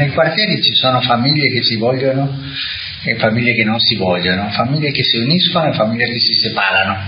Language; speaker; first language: Italian; non-native, fluent; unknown